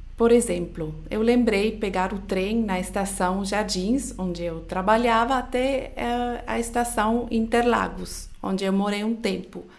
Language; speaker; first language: Portuguese; non-native, fluent; Swiss German